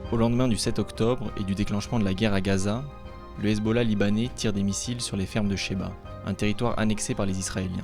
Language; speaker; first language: French; native; French